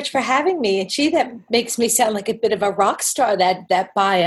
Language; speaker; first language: English; native; English